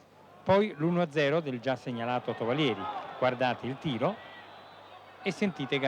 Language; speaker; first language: Italian; native; Italian